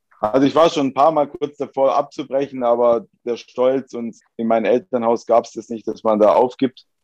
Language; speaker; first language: German; early bilingual, other home language; Italian